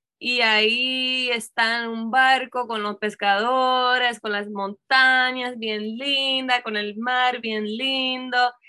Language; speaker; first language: Spanish; non-native, learner; English